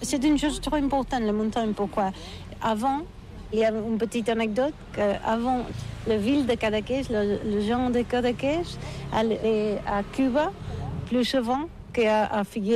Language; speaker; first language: French; non-native, learner; Catalan